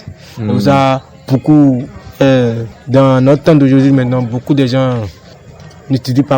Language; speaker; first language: French; non-native, learner; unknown